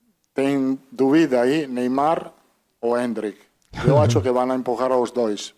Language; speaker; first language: Portuguese; non-native, fluent; Italian